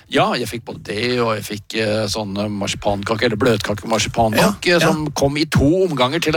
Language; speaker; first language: Norwegian; native; Norwegian